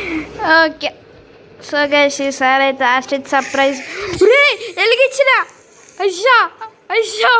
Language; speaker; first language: Telugu; native; Telugu